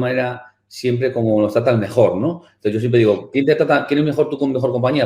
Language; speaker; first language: Spanish; native; Spanish